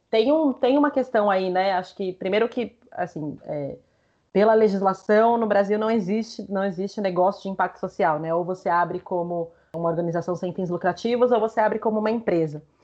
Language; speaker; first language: Portuguese; early bilingual, other home language; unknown